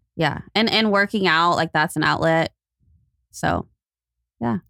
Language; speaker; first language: English; early bilingual, other home language; Filipino